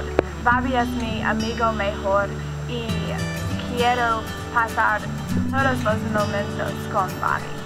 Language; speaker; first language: Spanish; non-native, learner; English